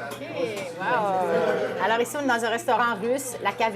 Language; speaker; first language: French; native; French